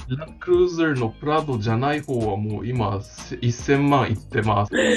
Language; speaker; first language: Japanese; native; Japanese